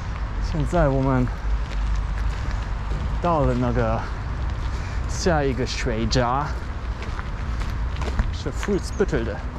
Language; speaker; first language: Chinese; non-native, fluent; German